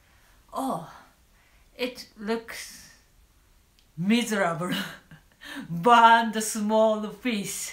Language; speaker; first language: English; non-native, learner; Japanese